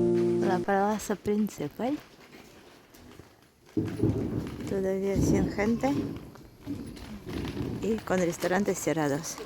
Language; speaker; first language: Spanish; non-native, fluent; Russian